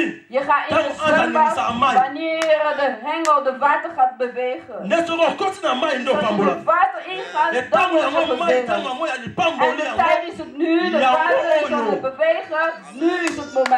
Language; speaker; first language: Dutch; non-native, fluent; Lingala